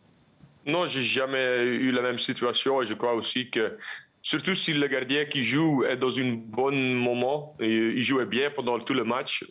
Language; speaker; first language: French; non-native, local second language; Dutch